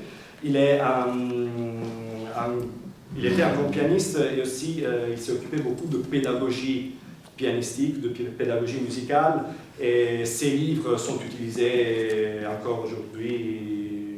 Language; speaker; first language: French; non-native, fluent; Italian